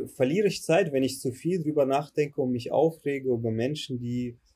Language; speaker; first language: German; early bilingual, other home language; Russian